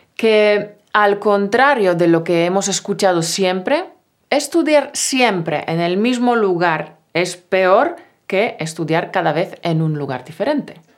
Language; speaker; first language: Spanish; native; Spanish